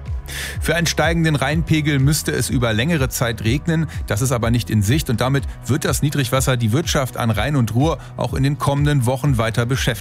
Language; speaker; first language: German; native; German